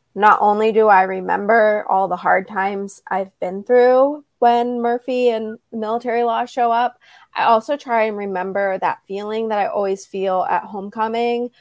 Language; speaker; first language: English; native; English